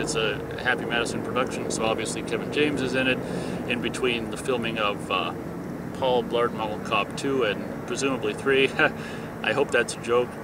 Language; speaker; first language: English; native; English